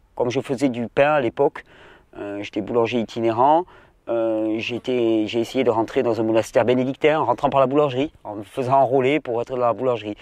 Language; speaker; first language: French; native; French